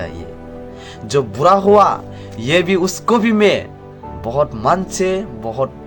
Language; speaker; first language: Hindi; non-native, local second language; Kok Borok